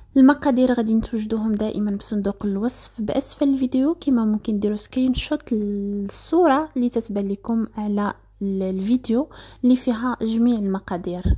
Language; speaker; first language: Arabic; native; Arabic